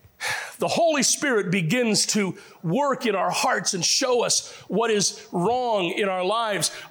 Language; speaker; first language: English; native; English